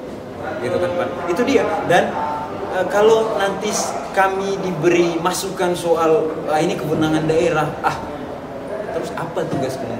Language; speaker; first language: Indonesian; native; Indonesian